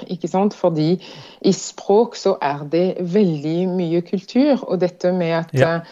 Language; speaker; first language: Norwegian; non-native, fluent; French